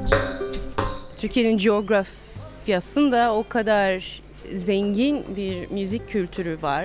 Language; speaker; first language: Turkish; non-native, fluent; English